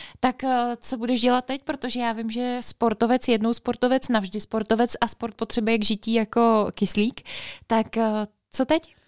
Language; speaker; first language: Czech; native; Czech